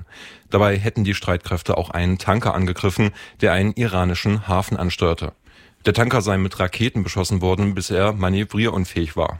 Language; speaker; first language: German; native; German